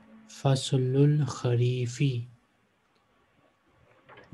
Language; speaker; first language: Arabic; non-native, fluent; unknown